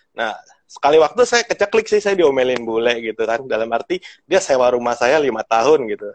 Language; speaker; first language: Indonesian; native; Indonesian